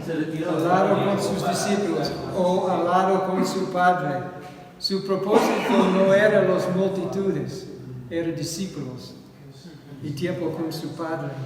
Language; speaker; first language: Spanish; non-native, fluent; English